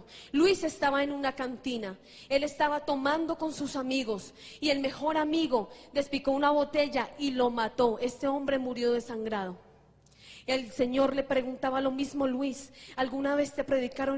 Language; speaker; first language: Spanish; native; Spanish